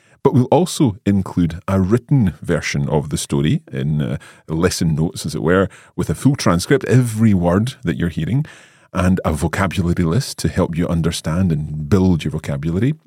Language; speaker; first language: English; native; English